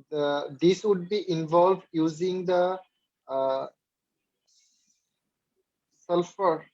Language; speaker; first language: English; non-native, learner; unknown